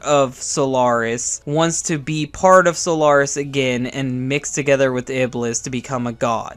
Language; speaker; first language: English; native; English